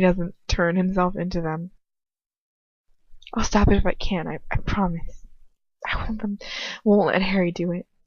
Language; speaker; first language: English; native; English